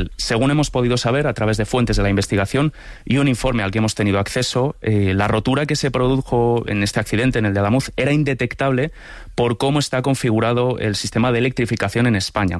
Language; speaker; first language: Spanish; native; Spanish